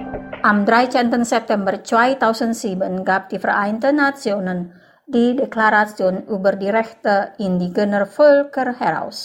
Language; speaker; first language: German; non-native, fluent; Indonesian